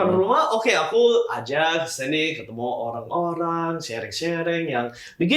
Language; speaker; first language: Indonesian; non-native, fluent; English